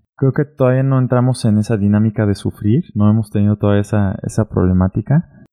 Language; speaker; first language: Spanish; early bilingual, heritage; German